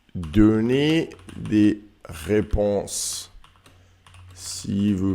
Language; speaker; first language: French; non-native, learner; Portuguese